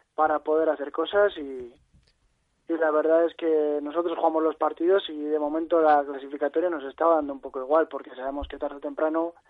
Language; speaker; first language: Spanish; native; Spanish